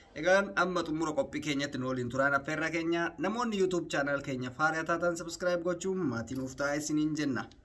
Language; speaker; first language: Oromo; native; Oromo